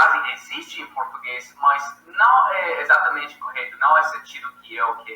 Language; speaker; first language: Portuguese; non-native, fluent; English